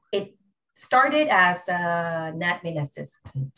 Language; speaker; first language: English; non-native, fluent; Spanish